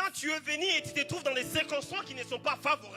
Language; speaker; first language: French; native; French